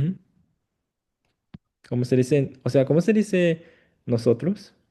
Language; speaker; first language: Spanish; non-native, fluent; Chinese